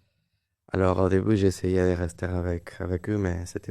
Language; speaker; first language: French; non-native, learner; Spanish